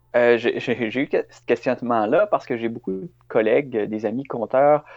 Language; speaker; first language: French; native; French